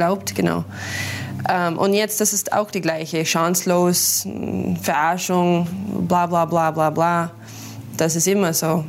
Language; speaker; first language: German; non-native, learner; English